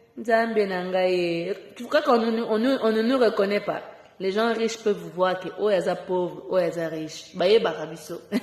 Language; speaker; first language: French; non-native, local second language; Lingala